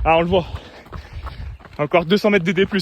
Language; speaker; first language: French; native; French